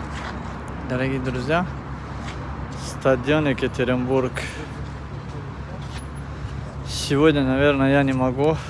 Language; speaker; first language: Russian; non-native, fluent; Tajik